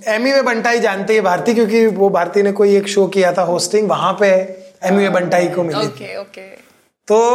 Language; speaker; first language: Hindi; non-native, local second language; Gujarati